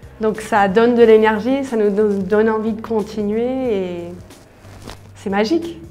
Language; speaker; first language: French; non-native, fluent; English